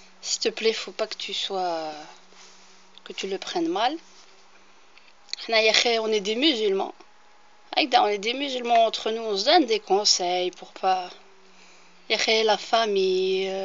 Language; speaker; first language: French; early bilingual, other home language; Arabic